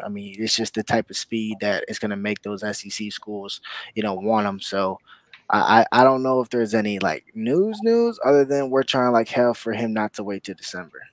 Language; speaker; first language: English; native; English